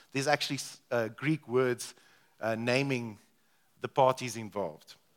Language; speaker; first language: English; non-native, local second language; Afrikaans